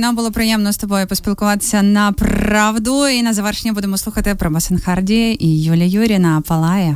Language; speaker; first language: Ukrainian; native; Ukrainian